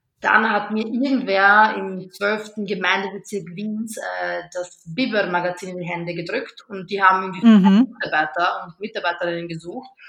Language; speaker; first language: German; early bilingual, other home language; Serbian